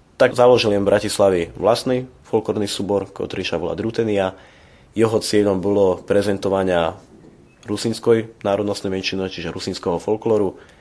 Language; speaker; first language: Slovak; non-native, local second language; Rusyn